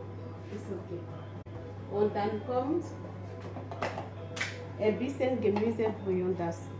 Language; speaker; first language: German; non-native, learner; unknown